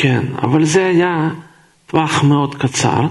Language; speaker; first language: Hebrew; non-native, fluent; Russian